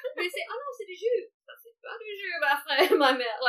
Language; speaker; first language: French; non-native, local second language; English